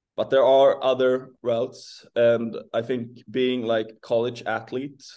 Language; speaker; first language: English; non-native, fluent; Swedish